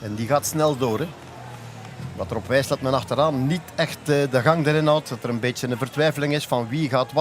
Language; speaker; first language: Dutch; native; Dutch